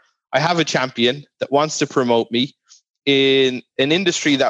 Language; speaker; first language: English; native; English